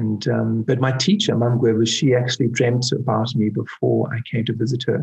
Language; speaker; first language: English; native; English